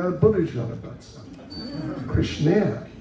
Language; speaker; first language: Russian; non-native, learner; English